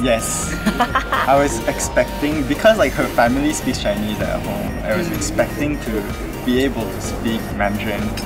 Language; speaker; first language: English; non-native, fluent; Japanese